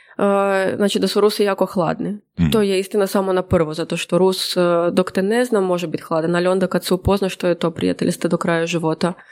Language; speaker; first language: Croatian; non-native, fluent; Russian